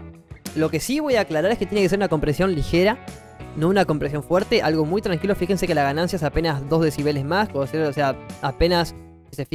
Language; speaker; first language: Spanish; native; Spanish